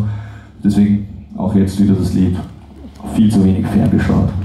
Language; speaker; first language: German; native; German